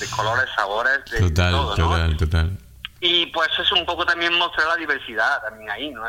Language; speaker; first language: Spanish; native; Spanish